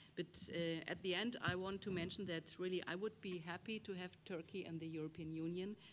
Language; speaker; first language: English; non-native, fluent; German